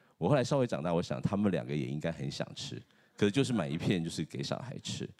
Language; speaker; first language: Chinese; native; Chinese